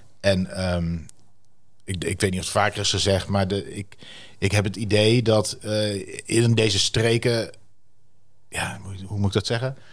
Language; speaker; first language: Dutch; native; Dutch